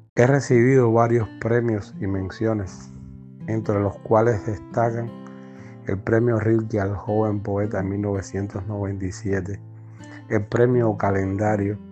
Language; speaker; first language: Spanish; native; Spanish